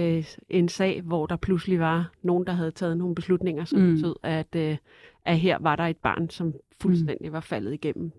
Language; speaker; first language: Danish; native; Danish